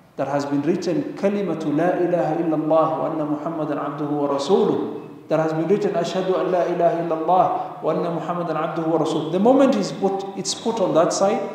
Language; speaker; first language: English; non-native, local second language; Swahili